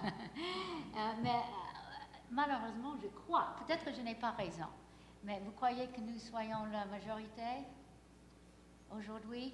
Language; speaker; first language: French; non-native, fluent; English